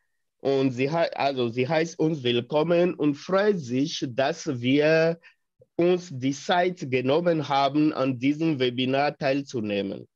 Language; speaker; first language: German; non-native, fluent; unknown